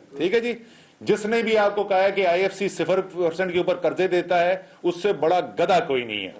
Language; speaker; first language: Urdu; native; Urdu